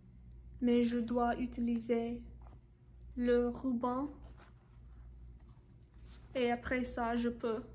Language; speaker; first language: French; non-native, learner; English